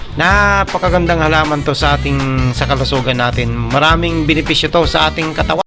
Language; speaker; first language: Filipino; non-native, local second language; Bikol